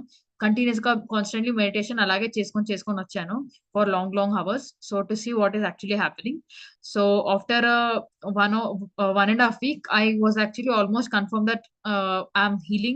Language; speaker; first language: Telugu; early bilingual, heritage; Telugu